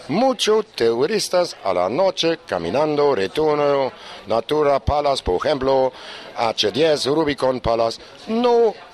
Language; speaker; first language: Spanish; non-native, learner; German